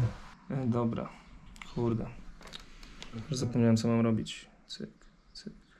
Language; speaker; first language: Polish; native; Polish